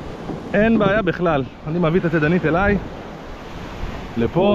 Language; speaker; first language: Hebrew; native; Hebrew